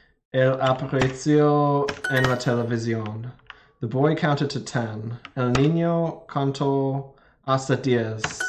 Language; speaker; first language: Spanish; non-native, learner; English